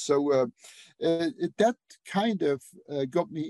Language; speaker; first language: English; non-native, fluent; Luxembourgish